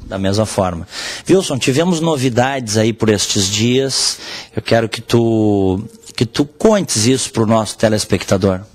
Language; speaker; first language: Portuguese; native; Portuguese